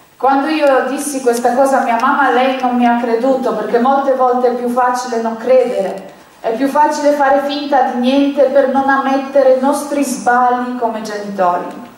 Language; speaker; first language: Italian; non-native, fluent; Polish